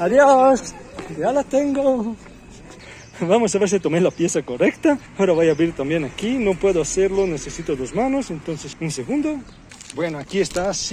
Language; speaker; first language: Spanish; non-native, learner; Italian